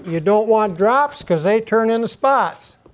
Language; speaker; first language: English; native; English